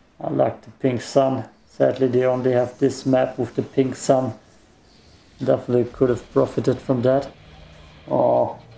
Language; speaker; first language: English; non-native, fluent; German